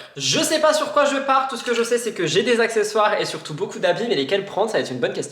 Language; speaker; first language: French; native; French